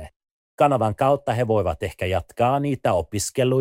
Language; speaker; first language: Finnish; early bilingual, other home language; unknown